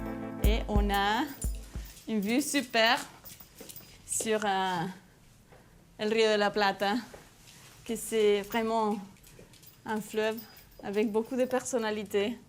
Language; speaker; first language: French; non-native, fluent; Spanish